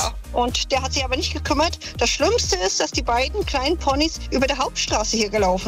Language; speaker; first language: German; native; German